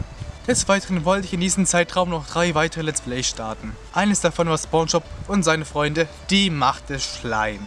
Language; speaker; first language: German; native; German